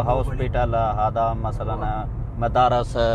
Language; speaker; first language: Arabic; non-native, learner; Punjabi